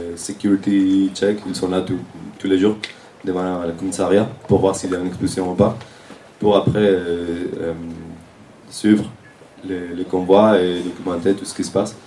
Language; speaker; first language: French; non-native, fluent; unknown